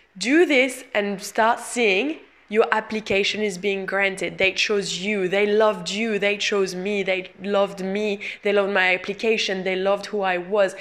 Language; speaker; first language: English; non-native, fluent; French